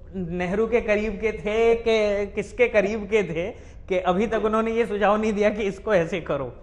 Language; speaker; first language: Hindi; native; Hindi